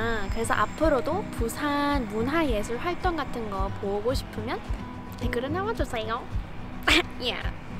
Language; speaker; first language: Korean; non-native, learner; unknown